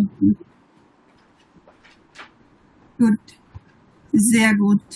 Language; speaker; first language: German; non-native, learner; Bangla